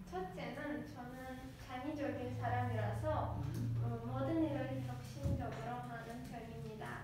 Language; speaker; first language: Korean; non-native, learner; Azerbaijani